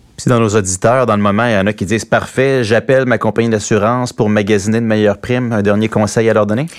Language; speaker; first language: French; native; French